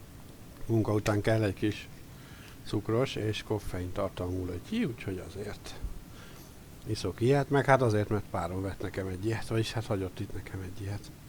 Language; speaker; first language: Hungarian; native; Hungarian